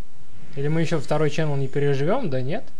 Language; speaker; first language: Russian; native; Russian